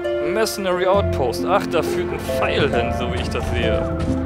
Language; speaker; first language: German; native; German